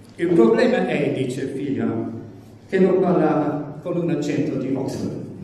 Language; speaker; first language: Italian; non-native, fluent; English